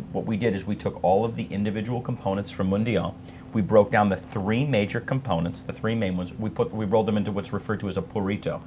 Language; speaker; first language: English; native; English